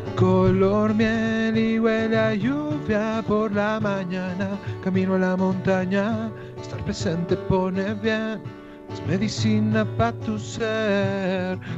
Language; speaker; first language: Spanish; native; Spanish